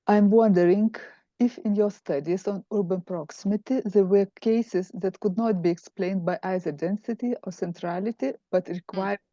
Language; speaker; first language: English; non-native, fluent; Lithuanian